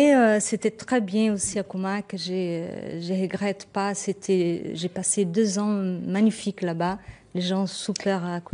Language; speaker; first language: French; non-native, fluent; Portuguese